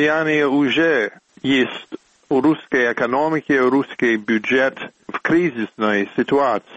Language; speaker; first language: Russian; non-native, fluent; English